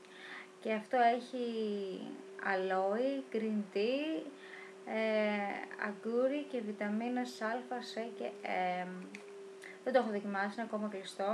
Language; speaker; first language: Greek; native; Greek